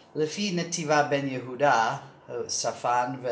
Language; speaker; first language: Hebrew; non-native, learner; English